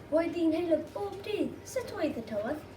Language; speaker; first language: Welsh; non-native, local second language; English